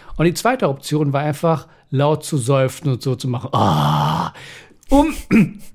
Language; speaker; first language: German; early bilingual, other home language; Persian